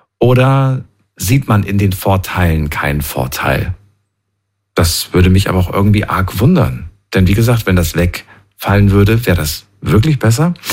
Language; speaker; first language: German; native; German